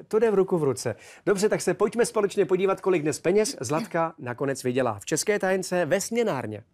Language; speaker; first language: Czech; native; Czech